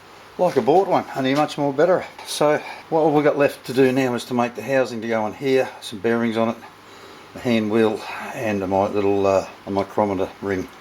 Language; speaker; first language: English; native; English